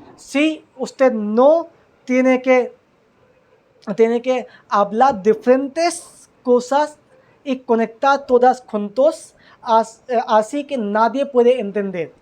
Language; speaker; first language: Spanish; non-native, learner; Hindi